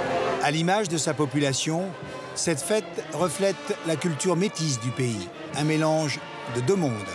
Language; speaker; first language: French; native; French